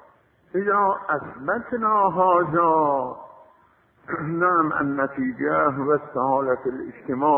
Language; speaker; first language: Arabic; non-native, fluent; Azerbaijani